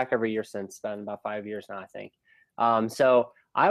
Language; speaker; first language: English; native; English